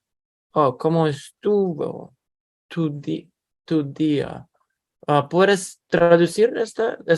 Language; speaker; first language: Spanish; non-native, learner; English